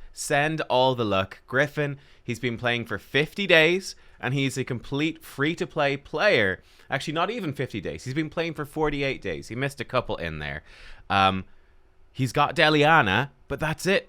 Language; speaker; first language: English; native; English